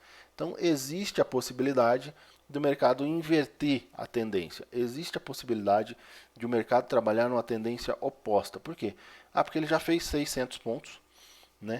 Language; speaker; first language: Portuguese; native; Portuguese